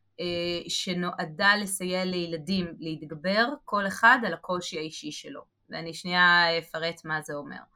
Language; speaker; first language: Hebrew; native; Hebrew